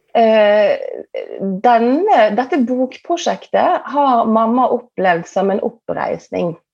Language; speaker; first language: Norwegian; native; Norwegian